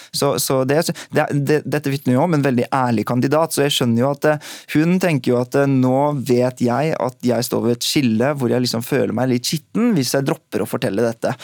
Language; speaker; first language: Norwegian; early bilingual, other home language; Urdu